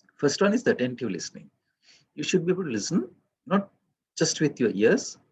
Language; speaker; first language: English; non-native, local second language; Sinhala